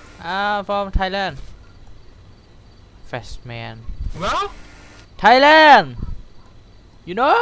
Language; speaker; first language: English; non-native, learner; Thai